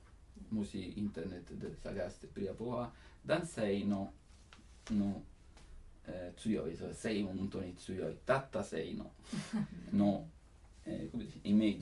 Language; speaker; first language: Japanese; non-native, learner; Italian